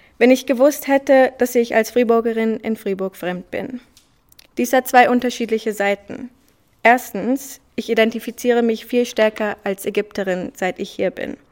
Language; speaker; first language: German; early bilingual, other home language; Swiss German